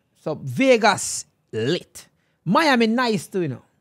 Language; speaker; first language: English; native; English